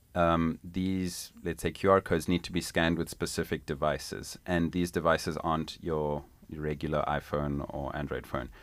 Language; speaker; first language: English; non-native, local second language; Italian